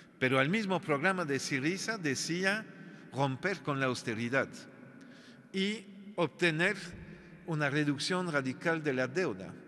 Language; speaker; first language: Spanish; non-native, fluent; French